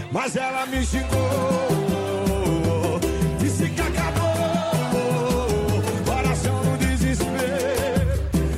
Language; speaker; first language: Portuguese; native; Portuguese